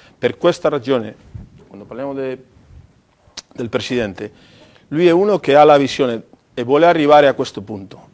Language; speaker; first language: Italian; non-native, fluent; Spanish